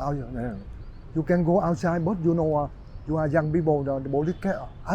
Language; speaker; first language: English; non-native, learner; Vietnamese